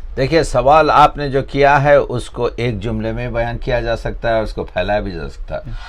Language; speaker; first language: Urdu; native; Urdu